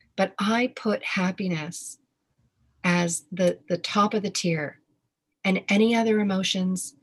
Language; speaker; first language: English; native; English